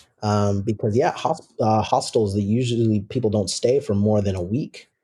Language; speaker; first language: English; native; English